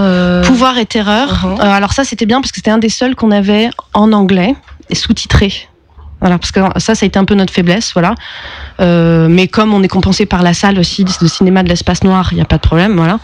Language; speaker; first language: French; native; French